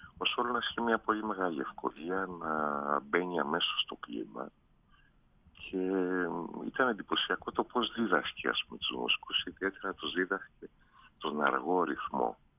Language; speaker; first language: Greek; native; Greek